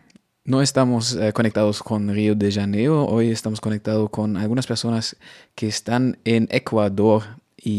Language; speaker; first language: Spanish; non-native, fluent; German